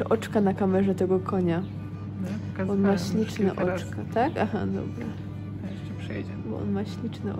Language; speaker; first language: Polish; native; Polish